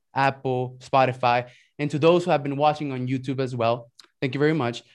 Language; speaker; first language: English; early bilingual, other home language; Spanish